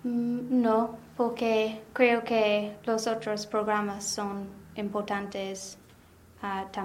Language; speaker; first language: Spanish; non-native, learner; English